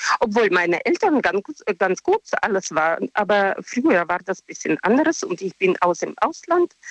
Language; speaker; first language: German; non-native, learner; Russian